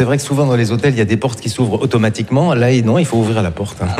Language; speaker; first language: French; native; French